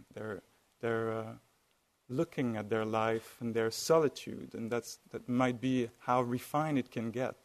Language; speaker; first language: English; non-native, fluent; French